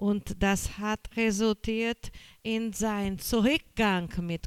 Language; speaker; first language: German; non-native, learner; Portuguese